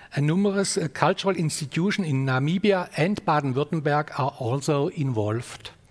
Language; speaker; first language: English; non-native, fluent; German